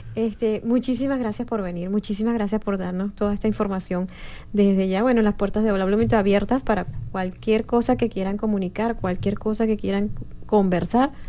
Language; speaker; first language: Spanish; native; Spanish